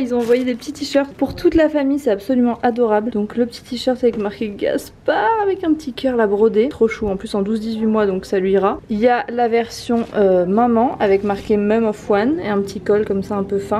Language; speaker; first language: French; native; French